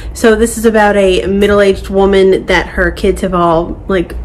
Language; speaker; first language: English; native; English